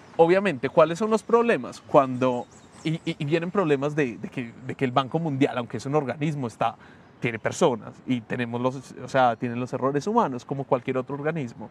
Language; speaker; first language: Spanish; native; Spanish